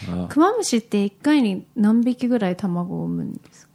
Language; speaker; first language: Japanese; early bilingual, heritage; Japanese